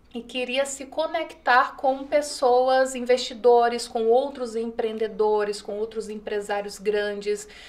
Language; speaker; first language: Portuguese; native; Portuguese